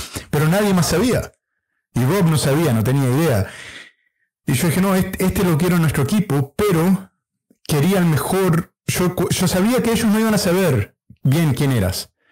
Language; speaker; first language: Spanish; early bilingual, heritage; Spanish